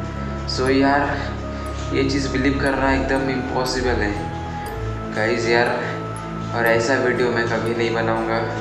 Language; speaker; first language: Hindi; non-native, local second language; Bangla